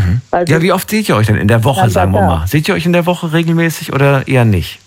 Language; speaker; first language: German; native; German